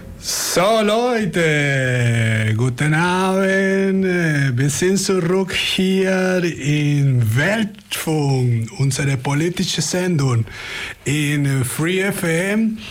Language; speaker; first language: German; non-native, fluent; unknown